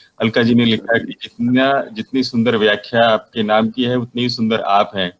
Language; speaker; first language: Hindi; native; Hindi